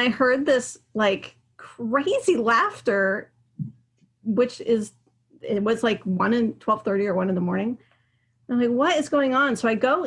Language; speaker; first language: English; native; English